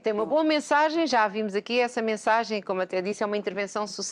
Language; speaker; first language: Portuguese; native; Portuguese